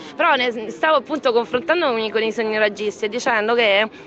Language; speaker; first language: Italian; native; Italian